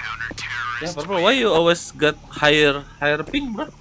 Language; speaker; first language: English; non-native, learner; Sundanese